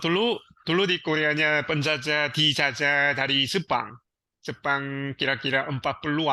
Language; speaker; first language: Indonesian; non-native, learner; Korean